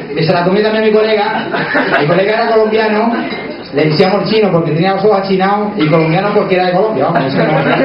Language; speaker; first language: Spanish; native; Spanish